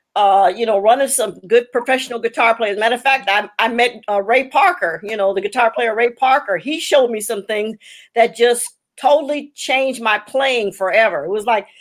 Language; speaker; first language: English; native; English